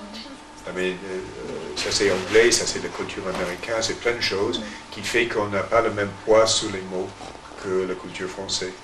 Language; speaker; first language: French; non-native, fluent; English